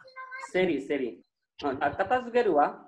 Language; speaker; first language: Japanese; non-native, learner; Hindi